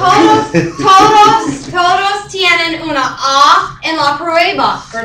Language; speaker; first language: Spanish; non-native, learner; English